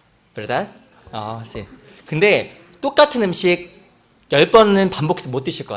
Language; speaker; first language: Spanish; non-native, learner; Korean